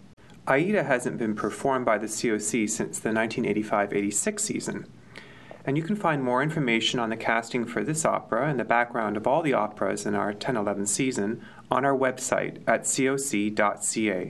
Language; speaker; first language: English; native; English